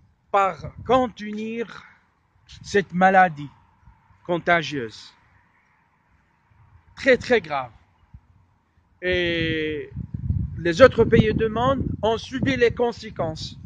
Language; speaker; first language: French; non-native, fluent; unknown